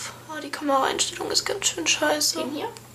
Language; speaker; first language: German; native; German